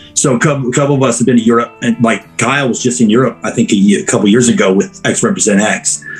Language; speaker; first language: English; native; English